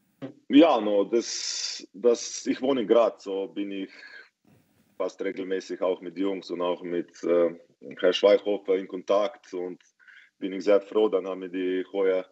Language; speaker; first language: German; non-native, fluent; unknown